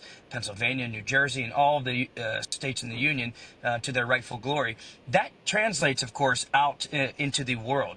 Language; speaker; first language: English; native; English